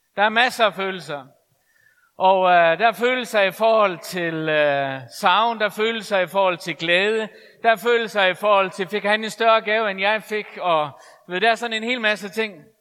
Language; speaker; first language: Danish; non-native, local second language; Faroese